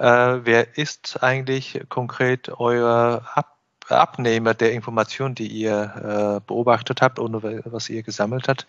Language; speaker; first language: German; non-native, fluent; Chinese